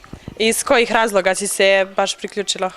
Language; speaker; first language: Bosnian; native; Bosnian